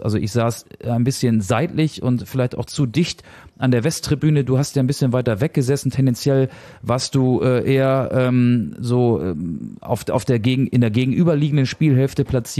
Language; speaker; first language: German; native; German